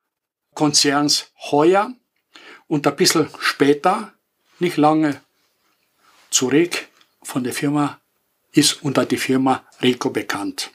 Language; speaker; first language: German; non-native, fluent; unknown